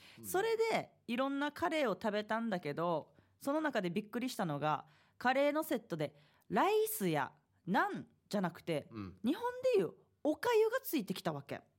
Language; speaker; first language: Japanese; native; Japanese